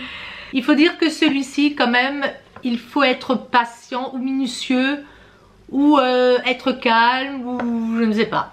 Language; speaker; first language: French; native; French